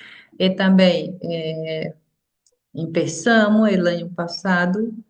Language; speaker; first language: Portuguese; non-native, fluent; Spanish